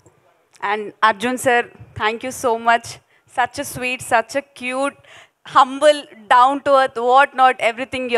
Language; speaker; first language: Telugu; native; Telugu